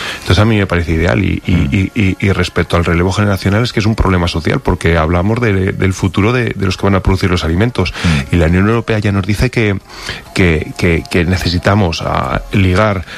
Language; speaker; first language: Spanish; native; Spanish